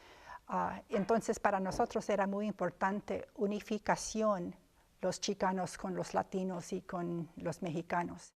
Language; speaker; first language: Spanish; early bilingual, other home language; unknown